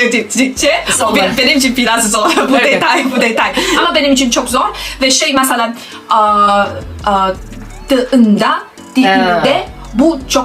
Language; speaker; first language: Turkish; non-native, learner; Chinese